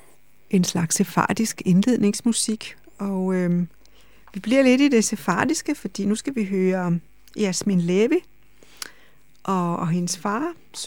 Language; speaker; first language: Danish; native; Danish